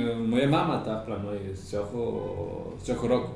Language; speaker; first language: Ukrainian; non-native, learner; Spanish